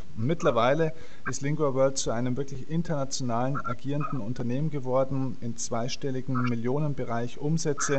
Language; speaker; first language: German; native; German